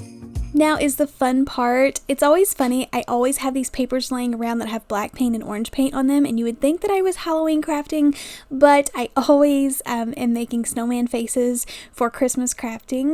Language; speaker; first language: English; native; English